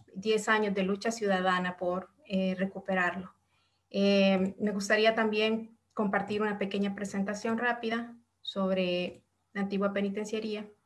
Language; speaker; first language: Spanish; native; Spanish